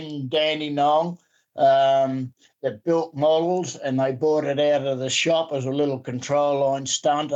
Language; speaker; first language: English; native; English